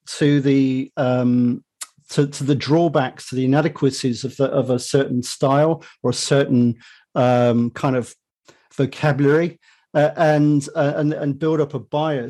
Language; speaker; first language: English; native; English